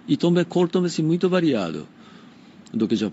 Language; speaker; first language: Portuguese; non-native, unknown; Japanese